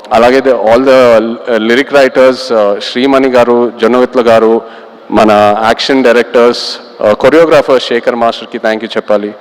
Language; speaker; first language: Telugu; native; Telugu